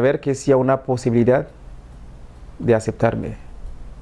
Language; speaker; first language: Spanish; non-native, fluent; Haitian Creole